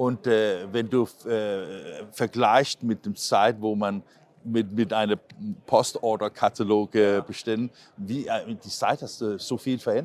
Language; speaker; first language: German; non-native, learner; Danish